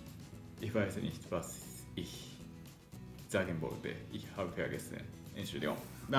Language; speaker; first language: German; non-native, learner; Japanese